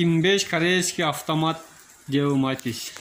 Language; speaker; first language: Russian; non-native, local second language; Kyrgyz